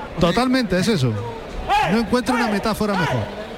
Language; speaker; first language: Spanish; native; Spanish